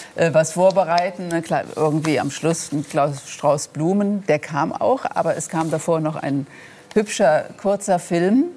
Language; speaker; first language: German; native; German